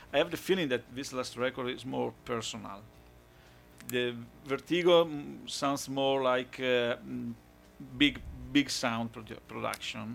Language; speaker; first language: English; non-native, fluent; Italian